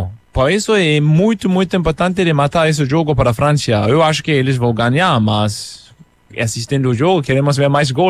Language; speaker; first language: Portuguese; non-native, fluent; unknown